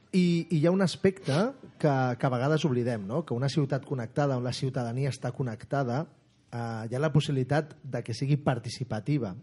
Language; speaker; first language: Catalan; native; Catalan